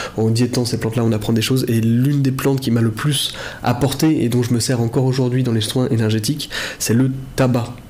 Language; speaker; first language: French; native; French